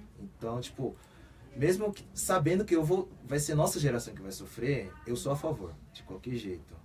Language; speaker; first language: Portuguese; early bilingual, other home language; Korean